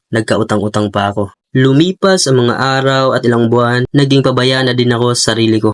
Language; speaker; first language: Filipino; non-native, local second language; Cebuano